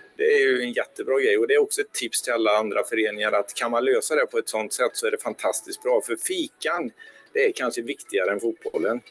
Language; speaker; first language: Swedish; native; Swedish